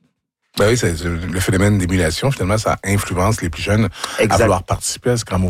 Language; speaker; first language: French; native; French